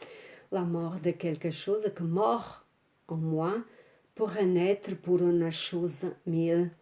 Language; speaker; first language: French; non-native, fluent; Portuguese